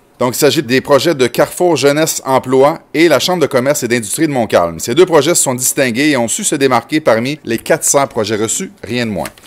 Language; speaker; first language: French; native; French